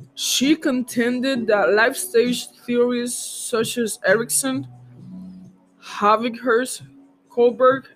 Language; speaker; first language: English; non-native, learner; Spanish